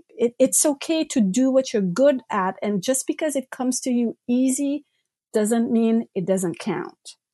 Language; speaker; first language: English; non-native, fluent; French